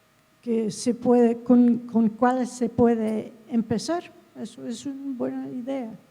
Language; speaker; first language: Spanish; non-native, fluent; English